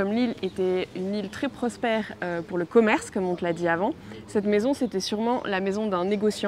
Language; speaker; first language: French; native; French